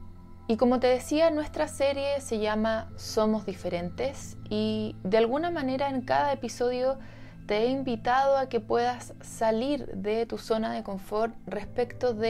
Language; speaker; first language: Spanish; native; Spanish